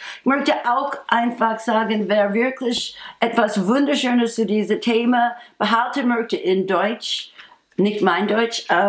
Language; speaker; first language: German; non-native, fluent; English